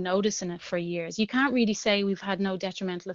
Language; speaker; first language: English; native; English